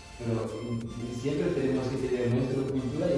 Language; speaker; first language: Spanish; non-native, learner; Fula